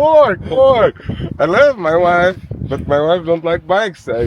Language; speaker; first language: English; non-native, learner; Portuguese